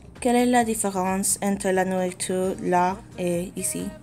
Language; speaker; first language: French; non-native, learner; English